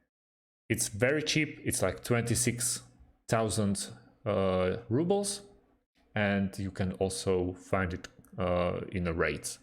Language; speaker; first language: English; non-native, fluent; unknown